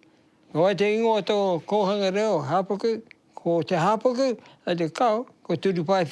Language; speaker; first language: Māori; non-native, local second language; English